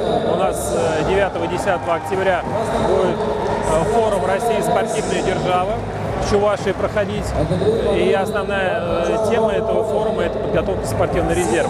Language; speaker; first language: Russian; native; Russian